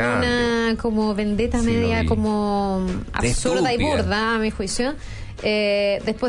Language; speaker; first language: Spanish; native; Spanish